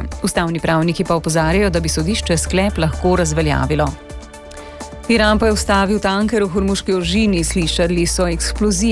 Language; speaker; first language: Slovenian; native; Slovenian